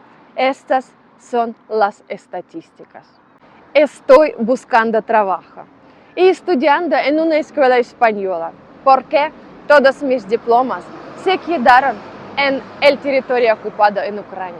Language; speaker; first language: Spanish; non-native, learner; Russian